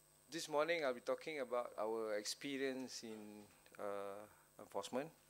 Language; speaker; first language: English; non-native, local second language; Malay